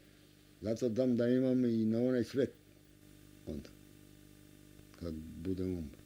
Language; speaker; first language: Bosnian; non-native, local second language; Romanian